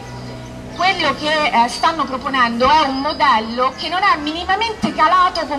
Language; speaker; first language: Italian; native; Italian